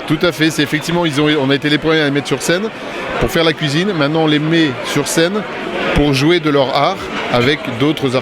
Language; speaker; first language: French; native; French